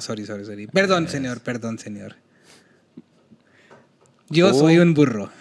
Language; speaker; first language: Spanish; non-native, learner; Hindi